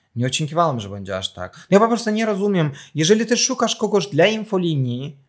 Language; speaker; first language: Polish; non-native, fluent; Azerbaijani